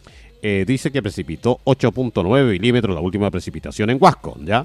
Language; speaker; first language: Spanish; native; Spanish